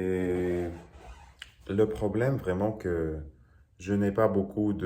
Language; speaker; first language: French; non-native, learner; Russian